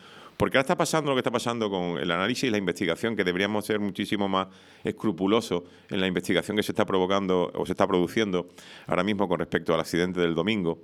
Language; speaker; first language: Spanish; native; Spanish